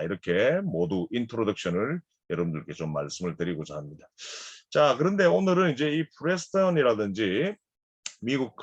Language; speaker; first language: Korean; native; Korean